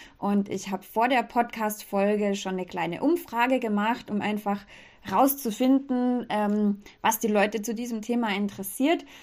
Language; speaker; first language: German; native; German